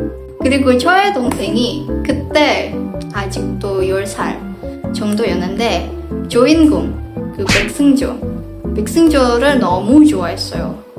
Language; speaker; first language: Korean; non-native, fluent; Indonesian